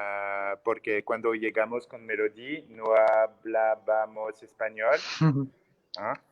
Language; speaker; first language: Spanish; non-native, learner; French